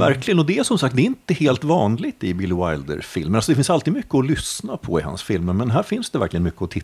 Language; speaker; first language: Swedish; native; Swedish